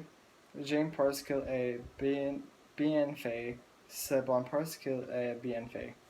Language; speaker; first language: French; non-native, learner; English